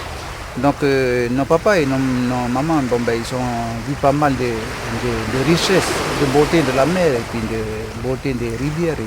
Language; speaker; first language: French; non-native, local second language; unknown